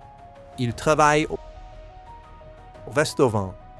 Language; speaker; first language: French; non-native, fluent; English